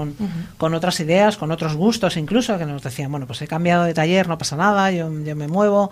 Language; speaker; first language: Spanish; native; Spanish